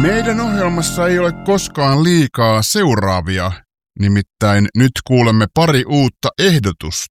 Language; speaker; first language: Finnish; native; Finnish